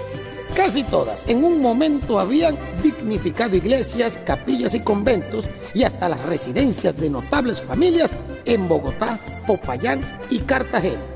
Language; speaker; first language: Spanish; native; Spanish